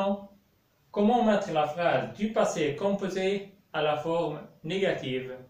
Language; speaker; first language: French; non-native, fluent; Arabic